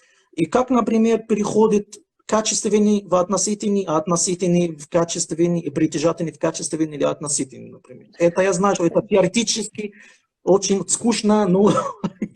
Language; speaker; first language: Russian; non-native, fluent; Arabic